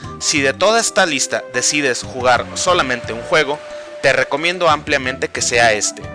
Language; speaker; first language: Spanish; native; Spanish